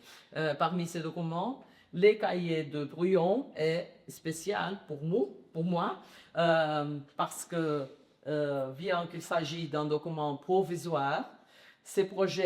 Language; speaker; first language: French; non-native, learner; Portuguese